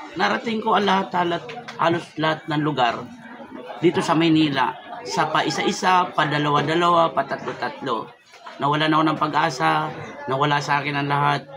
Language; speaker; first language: Filipino; non-native, local second language; Waray